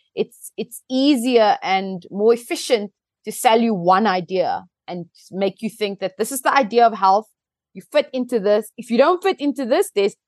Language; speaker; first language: English; native; English